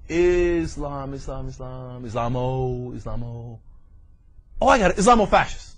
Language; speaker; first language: English; native; English